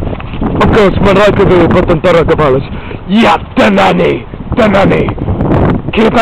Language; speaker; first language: Welsh; non-native, learner; English